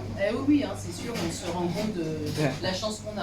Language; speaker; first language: French; native; French